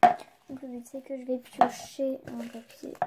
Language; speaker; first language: French; native; French